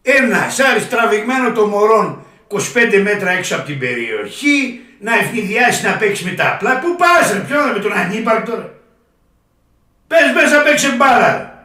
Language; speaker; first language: Greek; native; Greek